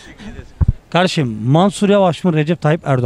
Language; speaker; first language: Turkish; native; Turkish